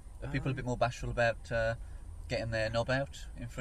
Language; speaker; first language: English; native; English